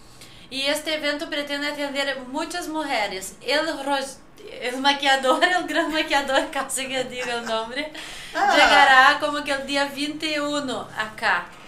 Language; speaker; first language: Spanish; native; Spanish